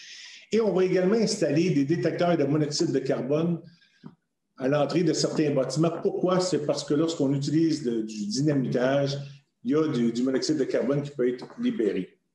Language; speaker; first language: French; native; French